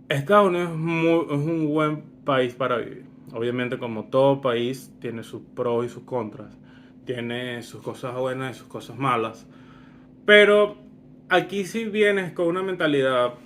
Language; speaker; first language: Spanish; early bilingual, other home language; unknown